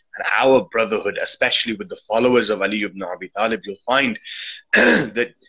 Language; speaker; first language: English; native; English